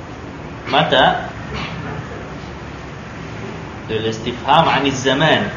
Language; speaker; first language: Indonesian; non-native, fluent; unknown